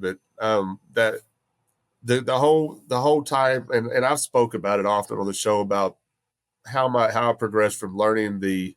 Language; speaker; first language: English; native; English